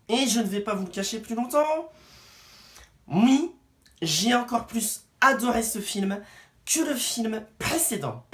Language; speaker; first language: French; native; French